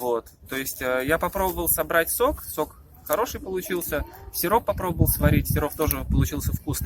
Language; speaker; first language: Russian; native; Russian